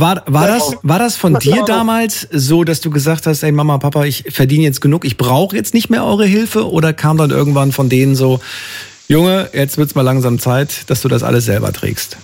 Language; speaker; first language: German; native; German